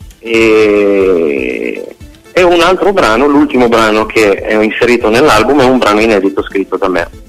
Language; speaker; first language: Italian; non-native, fluent; Hebrew